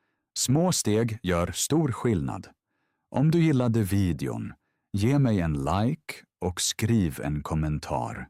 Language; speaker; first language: Swedish; non-native, fluent; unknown